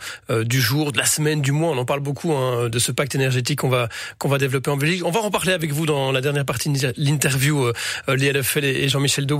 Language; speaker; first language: French; native; French